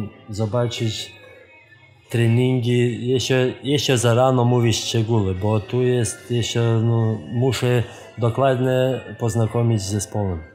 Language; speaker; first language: Polish; non-native, fluent; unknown